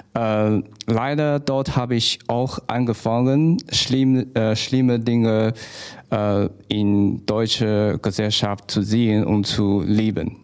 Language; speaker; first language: German; non-native, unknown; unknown